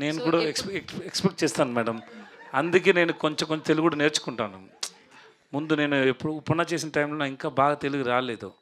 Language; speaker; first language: Telugu; non-native, learner; Tamil